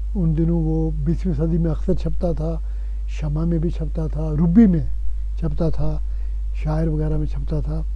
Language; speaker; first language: Urdu; non-native, local second language; Punjabi